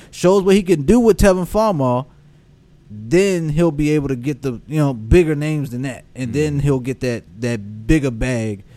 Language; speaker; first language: English; native; English